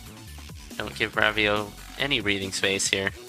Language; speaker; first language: English; native; English